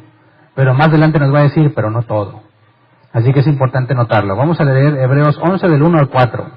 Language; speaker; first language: Spanish; native; Spanish